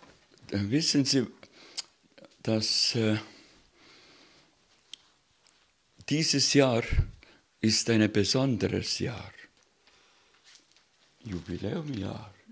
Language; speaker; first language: German; non-native, learner; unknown